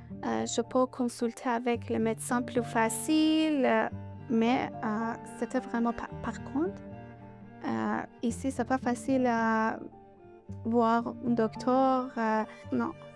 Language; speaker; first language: French; non-native, learner; Persian